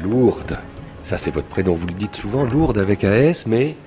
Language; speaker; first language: French; native; French